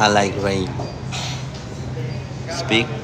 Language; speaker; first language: English; non-native, learner; Thai